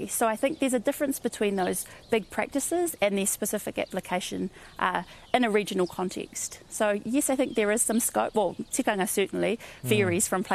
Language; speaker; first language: English; native; English